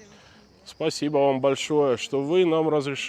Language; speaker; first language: Russian; native; Russian